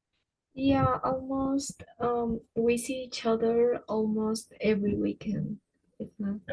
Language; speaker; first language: English; non-native, fluent; Spanish